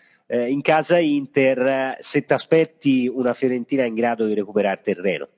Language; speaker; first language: Italian; native; Italian